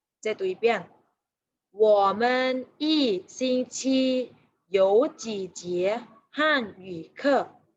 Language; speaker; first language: Chinese; non-native, fluent; Thai